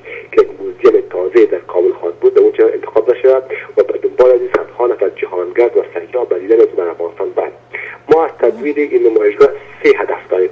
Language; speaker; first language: Persian; native; Persian